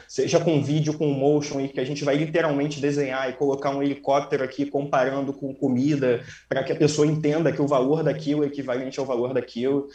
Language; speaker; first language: Portuguese; native; Portuguese